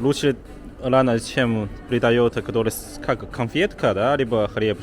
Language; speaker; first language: Russian; non-native, learner; Chinese